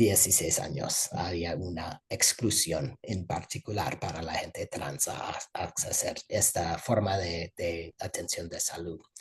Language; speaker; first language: Spanish; non-native, fluent; English